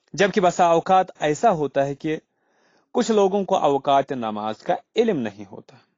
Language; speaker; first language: Urdu; non-native, local second language; Kashmiri